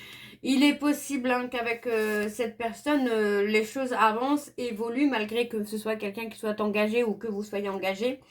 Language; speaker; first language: French; native; French